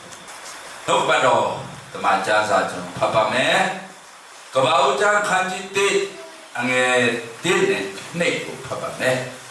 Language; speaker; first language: Burmese; non-native, local second language; Hakha Chin